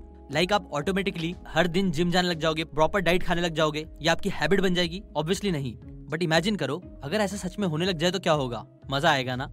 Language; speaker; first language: Hindi; native; Hindi